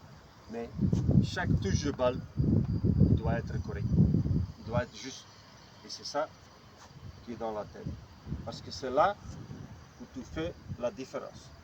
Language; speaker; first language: French; non-native, fluent; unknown